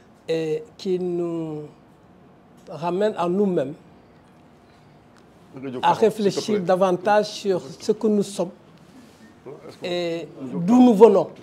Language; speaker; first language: French; non-native, local second language; Wolof